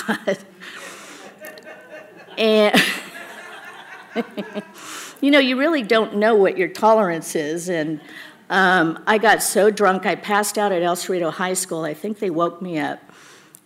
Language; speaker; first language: English; native; English